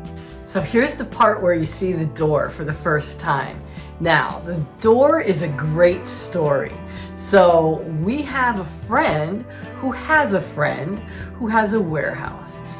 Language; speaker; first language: English; native; English